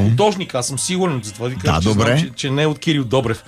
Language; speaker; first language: Bulgarian; native; Bulgarian